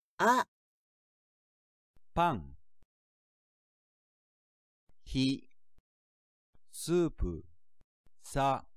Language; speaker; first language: Japanese; non-native, learner; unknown